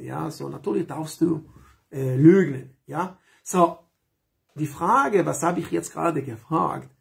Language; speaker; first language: German; non-native, fluent; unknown